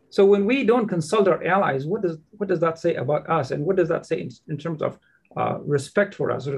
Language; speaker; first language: English; non-native, fluent; Persian